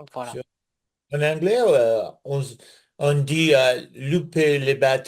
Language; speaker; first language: French; non-native, learner; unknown